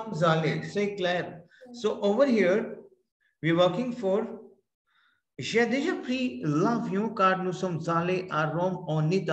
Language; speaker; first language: French; non-native, fluent; Hindi